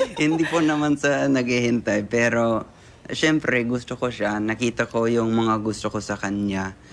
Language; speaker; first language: Filipino; non-native, fluent; English